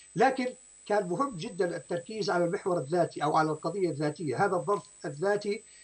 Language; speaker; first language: Arabic; native; Arabic